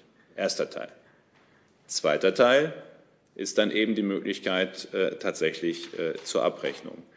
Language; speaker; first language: German; native; German